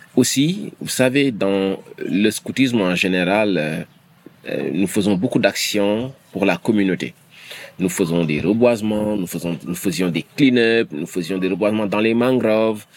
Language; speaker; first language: French; non-native, local second language; Wolof